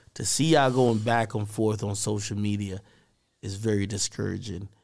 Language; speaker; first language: English; native; English